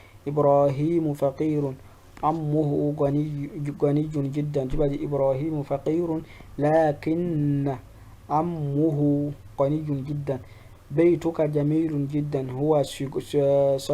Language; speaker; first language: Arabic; non-native, fluent; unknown